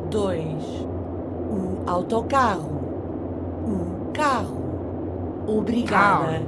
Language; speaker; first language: Portuguese; non-native, learner; English